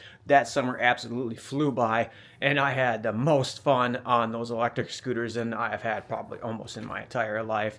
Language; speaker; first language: English; native; English